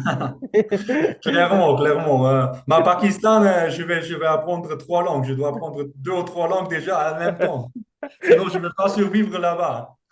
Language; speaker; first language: French; non-native, fluent; German